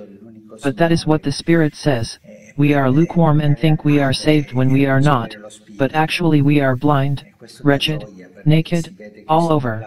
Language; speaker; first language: English; non-native, fluent; Italian